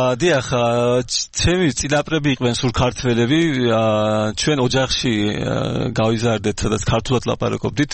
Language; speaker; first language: Georgian; early bilingual, heritage; Georgian